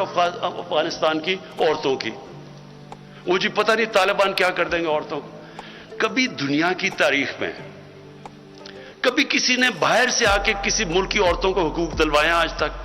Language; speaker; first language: Urdu; native; Urdu